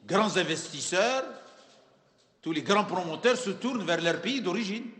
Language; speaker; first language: French; non-native, local second language; Arabic